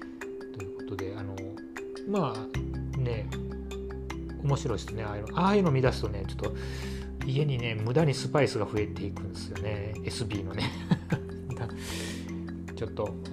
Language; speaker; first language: Japanese; native; Japanese